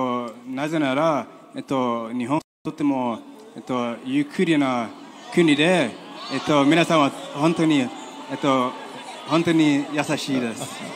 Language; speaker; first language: Japanese; non-native, learner; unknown